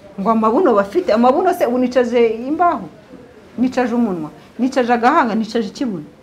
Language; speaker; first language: Kinyarwanda; early bilingual, heritage; Kinyarwanda